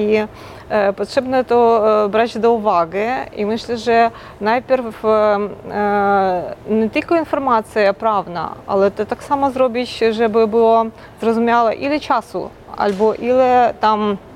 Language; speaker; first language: Polish; non-native, local second language; Ukrainian